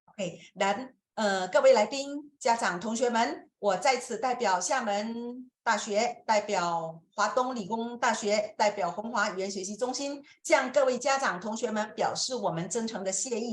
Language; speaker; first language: Chinese; non-native, fluent; Indonesian